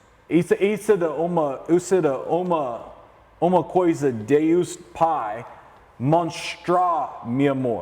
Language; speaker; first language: Portuguese; non-native, learner; English